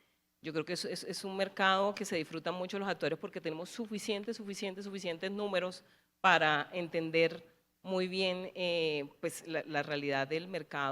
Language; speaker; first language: Spanish; native; Spanish